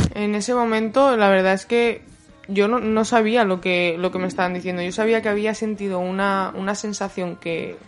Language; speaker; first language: Spanish; native; Spanish